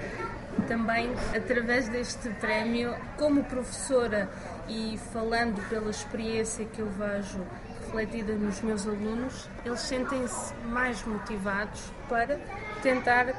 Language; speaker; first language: Portuguese; native; Portuguese